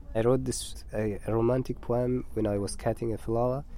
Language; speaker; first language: English; non-native, learner; Persian